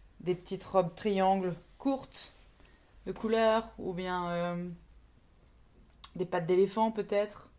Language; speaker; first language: French; native; French